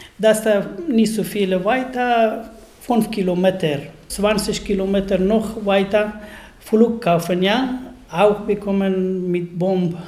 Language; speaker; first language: German; non-native, learner; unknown